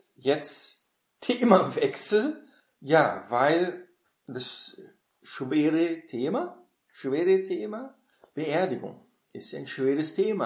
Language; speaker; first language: German; non-native, fluent; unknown